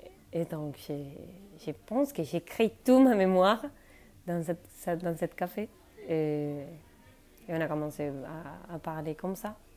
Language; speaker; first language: French; non-native, fluent; Spanish